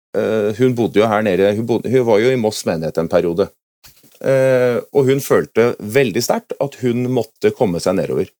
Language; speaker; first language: Norwegian; native; Norwegian